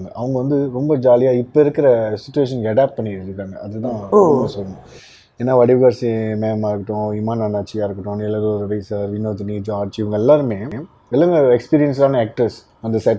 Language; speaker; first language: Tamil; native; Tamil